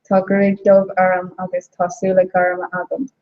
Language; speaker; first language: Irish; non-native, local second language; English